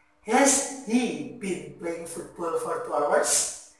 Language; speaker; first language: English; non-native, fluent; Indonesian